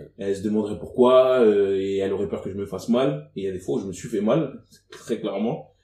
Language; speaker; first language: French; native; French